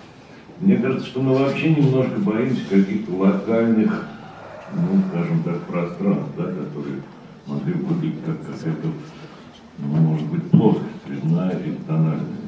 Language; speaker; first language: Russian; native; Russian